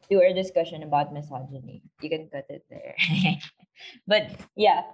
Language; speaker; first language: English; non-native, local second language; Filipino